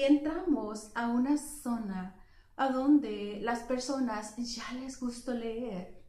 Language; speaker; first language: Spanish; early bilingual, heritage; Spanish